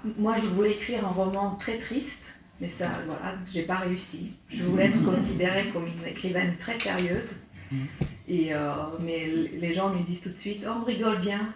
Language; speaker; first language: French; non-native, fluent; Serbian